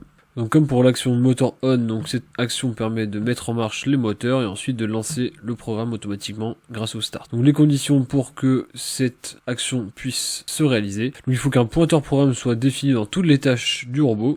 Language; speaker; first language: French; native; French